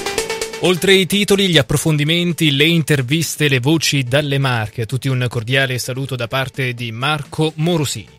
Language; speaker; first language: Italian; native; Italian